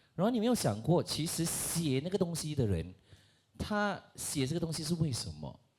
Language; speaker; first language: Chinese; non-native, local second language; Malay